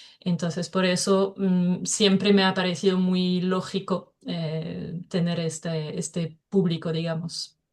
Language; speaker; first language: Spanish; non-native, fluent; French